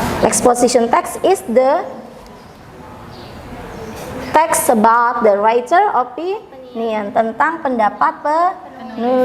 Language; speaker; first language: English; non-native, learner; Indonesian